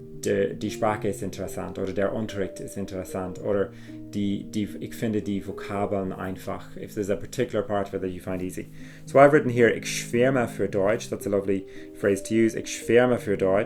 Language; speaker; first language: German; non-native, fluent; English